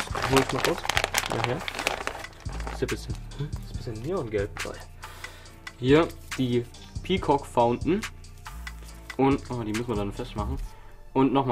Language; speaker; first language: German; native; German